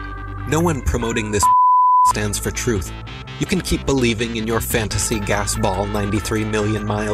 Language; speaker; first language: English; native; English